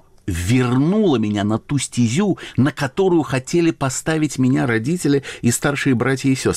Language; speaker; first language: Russian; native; Russian